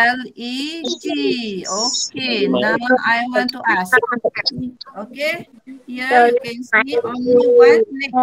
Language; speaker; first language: English; non-native, learner; Malay